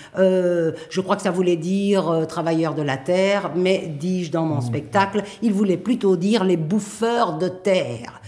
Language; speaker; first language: French; native; French